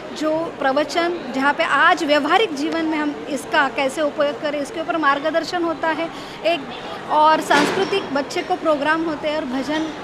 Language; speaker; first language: Hindi; non-native, local second language; Marathi